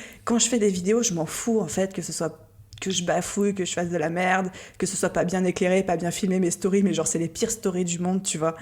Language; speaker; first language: French; native; French